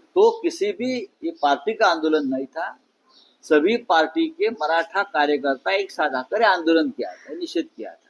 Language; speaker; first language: Hindi; non-native, local second language; Marathi